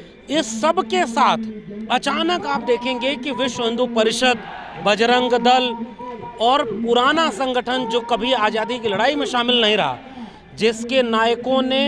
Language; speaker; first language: Hindi; native; Hindi